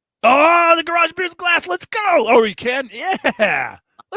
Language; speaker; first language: English; native; English